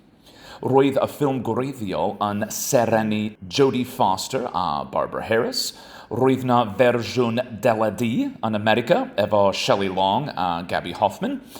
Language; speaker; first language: Welsh; non-native, learner; English